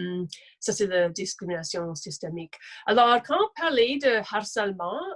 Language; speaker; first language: French; non-native, local second language; English